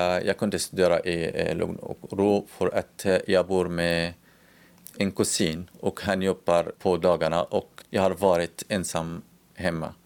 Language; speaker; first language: Swedish; non-native, learner; Arabic